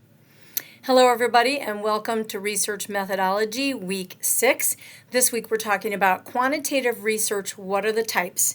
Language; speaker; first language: English; native; English